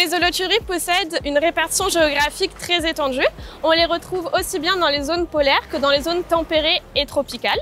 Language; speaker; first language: French; native; French